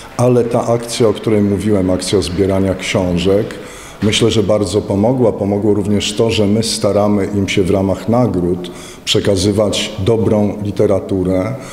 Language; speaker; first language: Polish; native; Polish